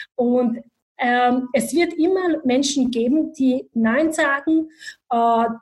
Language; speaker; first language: German; non-native, fluent; Bosnian